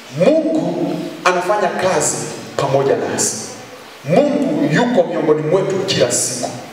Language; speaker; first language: Swahili; non-native, local second language; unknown